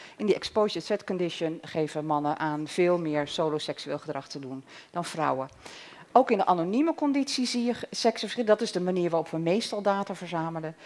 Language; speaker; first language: Dutch; native; Dutch